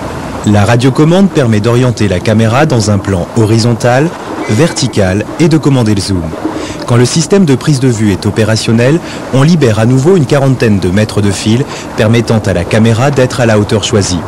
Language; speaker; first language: French; native; French